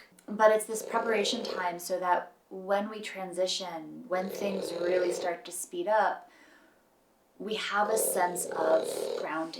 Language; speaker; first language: English; native; English